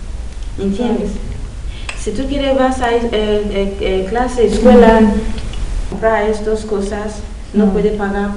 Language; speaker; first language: Spanish; non-native, learner; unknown